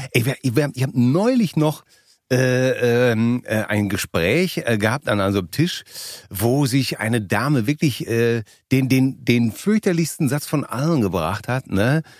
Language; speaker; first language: German; native; German